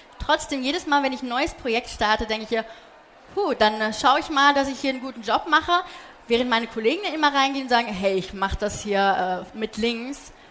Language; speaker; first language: German; early bilingual, other home language; Polish